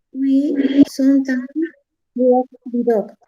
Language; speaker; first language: English; non-native, learner; Spanish